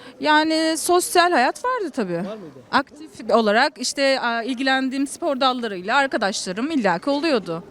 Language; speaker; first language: Turkish; native; Turkish